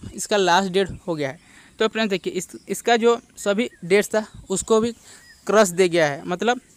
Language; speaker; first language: Hindi; non-native, local second language; Odia